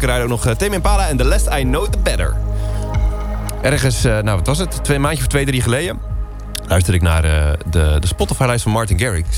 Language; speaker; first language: Dutch; native; Dutch